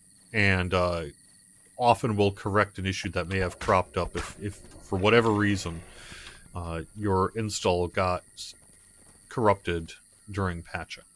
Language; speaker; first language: English; native; English